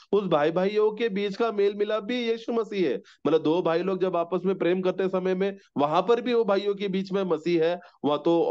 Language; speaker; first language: Hindi; non-native, local second language; Malayalam